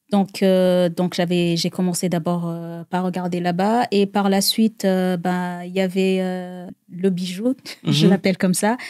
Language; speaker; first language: French; non-native, local second language; Rundi